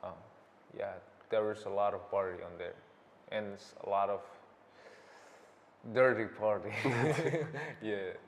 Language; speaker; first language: English; non-native, learner; Indonesian